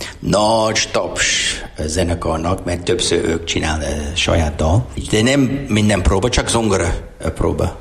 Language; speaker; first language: Hungarian; non-native, learner; English